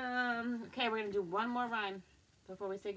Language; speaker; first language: English; native; English